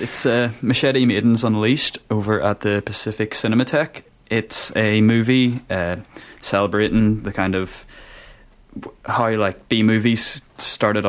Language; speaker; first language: English; native; English